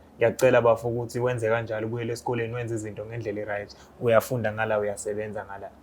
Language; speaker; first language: Zulu; native; Zulu